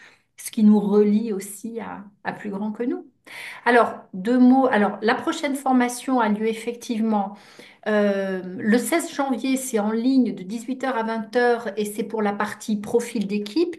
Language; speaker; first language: French; native; French